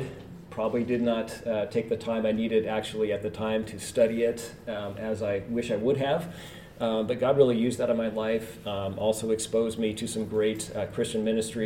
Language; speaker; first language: English; native; English